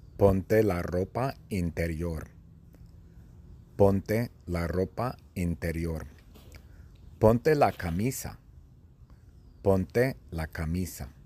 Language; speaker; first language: Spanish; non-native, fluent; English